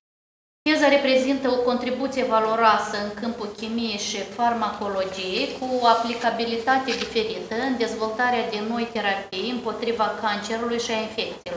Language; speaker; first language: Romanian; native; Romanian